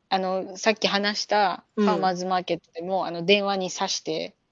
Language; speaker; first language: Japanese; native; Japanese